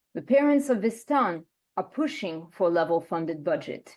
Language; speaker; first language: English; non-native, fluent; French